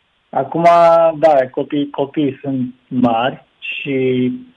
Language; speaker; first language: Romanian; non-native, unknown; Japanese